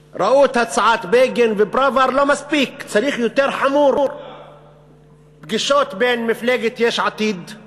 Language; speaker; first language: Hebrew; non-native, local second language; Arabic